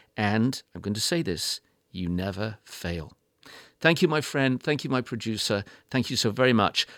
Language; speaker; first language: English; native; English